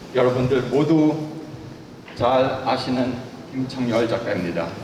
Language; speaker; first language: Korean; non-native, fluent; German